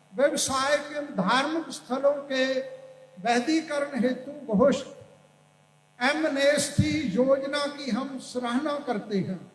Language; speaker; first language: Hindi; non-native, local second language; Punjabi